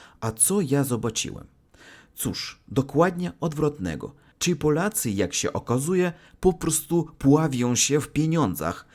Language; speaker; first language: Polish; non-native, learner; Russian